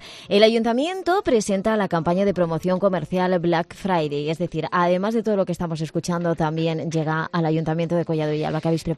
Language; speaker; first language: Spanish; native; Spanish